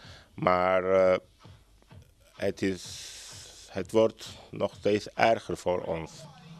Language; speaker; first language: Dutch; non-native, learner; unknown